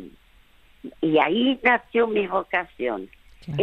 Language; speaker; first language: Spanish; early bilingual, other home language; French